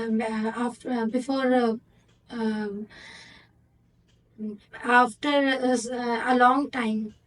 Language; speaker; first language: English; non-native, learner; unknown